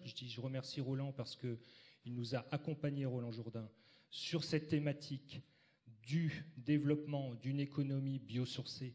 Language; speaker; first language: French; native; French